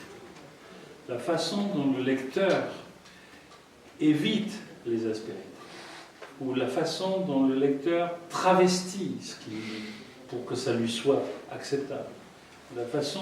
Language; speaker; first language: French; native; French